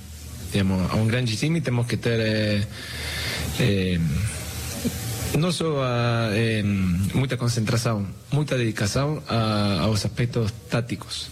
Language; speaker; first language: Portuguese; non-native, learner; Spanish